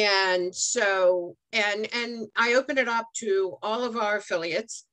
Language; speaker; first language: English; native; English